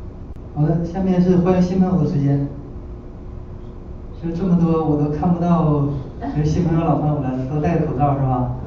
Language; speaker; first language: Chinese; native; Chinese